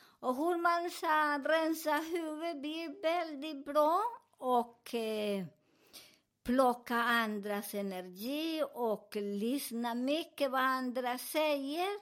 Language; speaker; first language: Swedish; non-native, fluent; Spanish